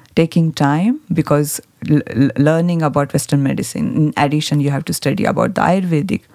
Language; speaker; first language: English; non-native, local second language; Marathi